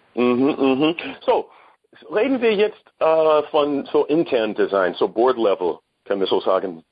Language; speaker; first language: German; non-native, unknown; English